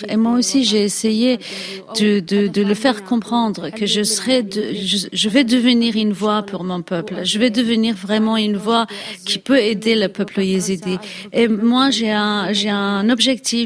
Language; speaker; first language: French; non-native, fluent; Kurdish